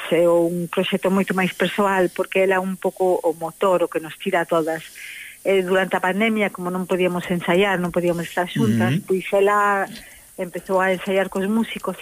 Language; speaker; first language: Galician; early bilingual, heritage; Galician